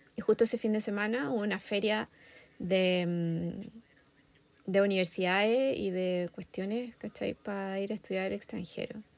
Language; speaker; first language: Spanish; native; Spanish